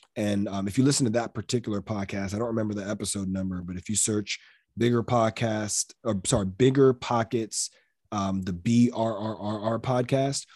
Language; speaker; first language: English; native; English